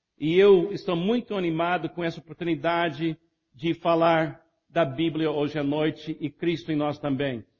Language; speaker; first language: Portuguese; non-native, fluent; English